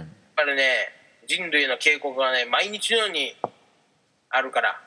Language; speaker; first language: Japanese; native; Japanese